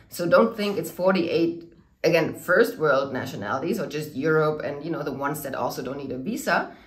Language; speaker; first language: English; non-native, fluent; German